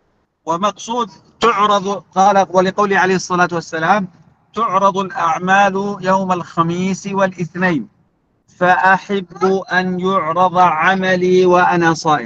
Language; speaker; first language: Arabic; native; Arabic